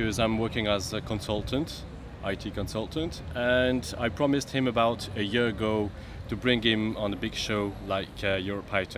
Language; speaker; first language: English; non-native, fluent; French